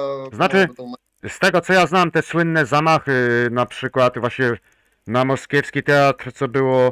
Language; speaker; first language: Polish; native; Polish